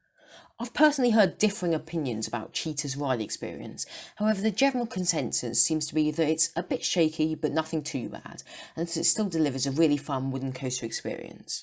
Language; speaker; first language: English; native; English